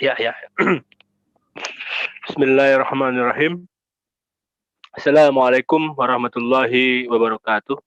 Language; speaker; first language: Indonesian; native; Indonesian